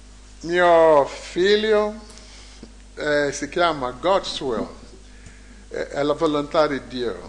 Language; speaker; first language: Italian; non-native, learner; English